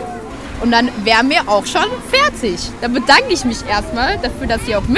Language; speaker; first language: German; native; German